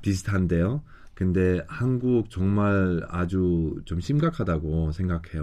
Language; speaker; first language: Korean; non-native, fluent; German